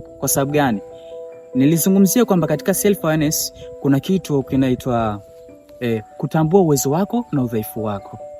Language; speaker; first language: Swahili; native; Swahili